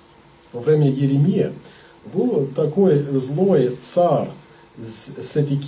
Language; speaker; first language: Russian; non-native, learner; English